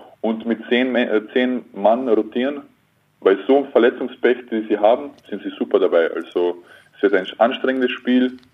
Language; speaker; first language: German; early bilingual, other home language; Bosnian